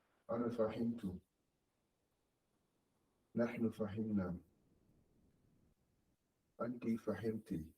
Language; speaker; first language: Arabic; non-native, learner; English